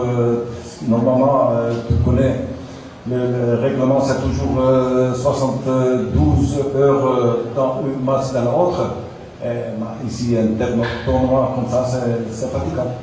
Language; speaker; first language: French; non-native, learner; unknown